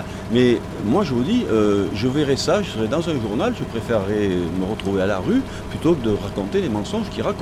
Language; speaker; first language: French; native; French